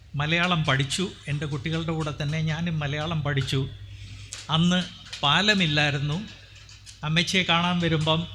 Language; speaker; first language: Malayalam; non-native, local second language; Hindi